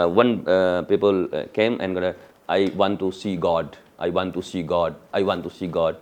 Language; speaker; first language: English; non-native, local second language; Hindi